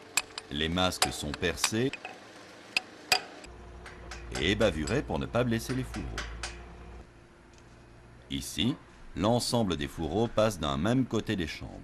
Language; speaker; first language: French; native; French